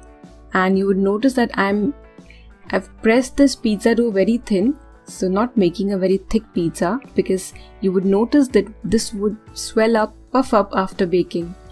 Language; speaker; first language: English; non-native, local second language; Hindi